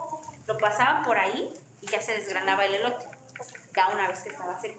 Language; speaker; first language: Spanish; native; Spanish